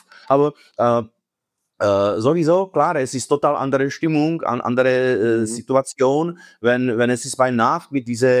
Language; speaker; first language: German; non-native, fluent; Czech